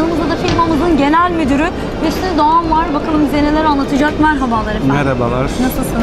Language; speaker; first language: Turkish; native; Turkish